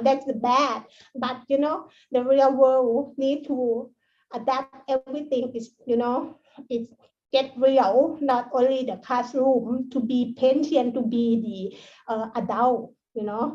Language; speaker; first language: English; non-native, learner; Thai